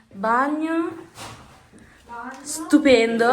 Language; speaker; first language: Italian; early bilingual, other home language; Filipino